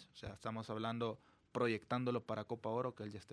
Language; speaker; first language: Spanish; native; Spanish